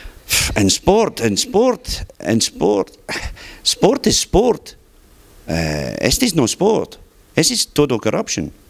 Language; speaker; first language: Spanish; non-native, learner; English